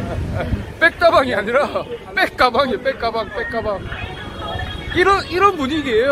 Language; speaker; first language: Korean; native; Korean